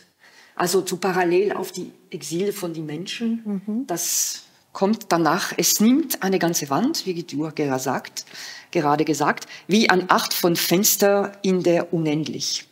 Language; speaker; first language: German; non-native, fluent; French